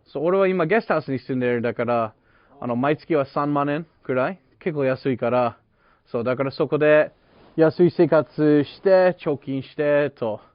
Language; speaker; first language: Japanese; non-native, fluent; English